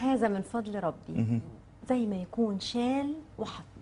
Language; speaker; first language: Arabic; native; Arabic